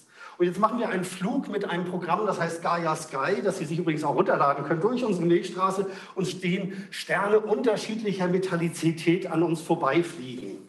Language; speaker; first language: German; native; German